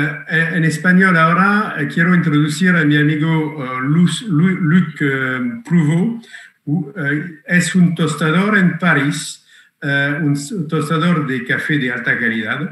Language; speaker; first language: Spanish; non-native, fluent; French